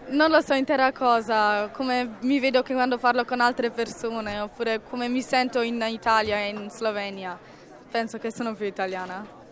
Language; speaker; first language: Italian; early bilingual, heritage; Italian